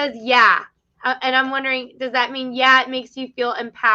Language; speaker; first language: English; native; English